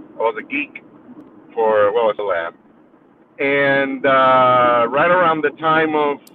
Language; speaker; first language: English; early bilingual, other home language; Spanish